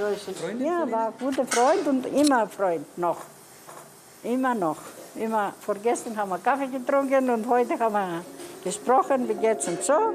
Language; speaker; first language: German; non-native, learner; Greek